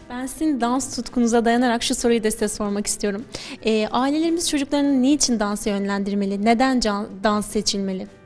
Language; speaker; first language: Turkish; native; Turkish